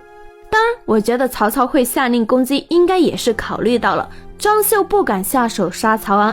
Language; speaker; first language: Chinese; native; Chinese